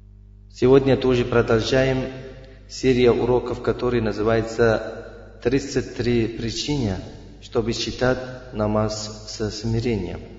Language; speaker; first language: Russian; non-native, fluent; Uzbek